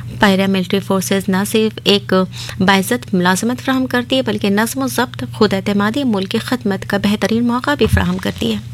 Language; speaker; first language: Urdu; native; Urdu